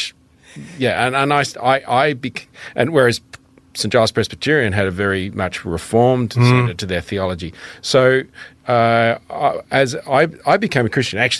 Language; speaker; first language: English; native; English